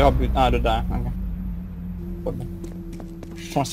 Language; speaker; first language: Swedish; non-native, local second language; Finnish